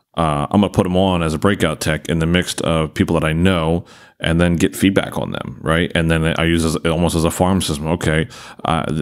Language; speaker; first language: English; native; English